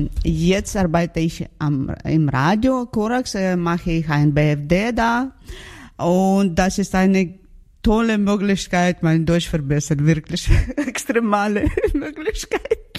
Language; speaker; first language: German; non-native, learner; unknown